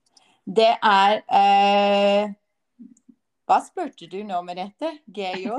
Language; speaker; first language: Norwegian; non-native, fluent; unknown